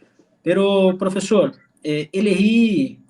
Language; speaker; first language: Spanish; non-native, learner; Portuguese